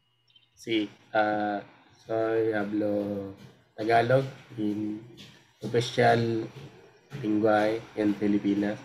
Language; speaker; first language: Spanish; non-native, learner; Filipino